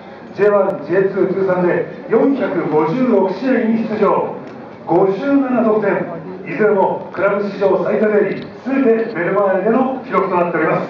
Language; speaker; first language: Japanese; native; Japanese